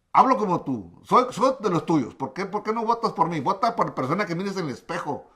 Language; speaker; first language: Spanish; early bilingual, heritage; Spanish